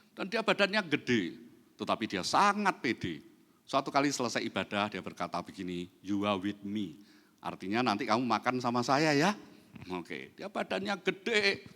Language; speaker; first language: Indonesian; non-native, local second language; Javanese